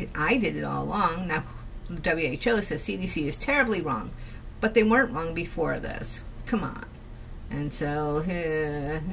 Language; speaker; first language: English; native; English